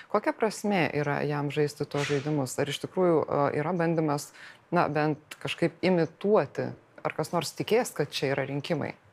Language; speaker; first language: Lithuanian; native; Lithuanian